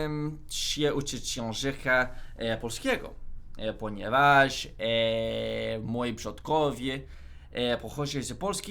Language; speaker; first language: Polish; non-native, learner; English